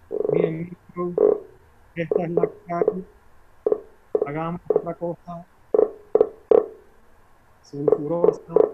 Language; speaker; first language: Spanish; early bilingual, heritage; Spanish